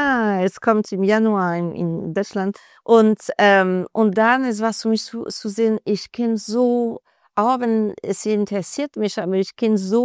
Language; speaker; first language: German; non-native, fluent; French